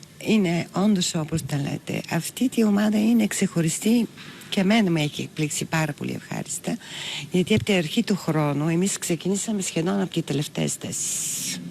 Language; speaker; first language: Greek; non-native, fluent; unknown